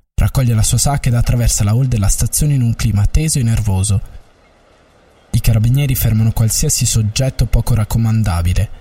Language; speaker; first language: Italian; native; Italian